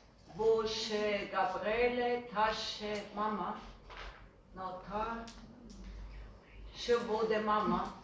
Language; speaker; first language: Chinese; non-native, learner; German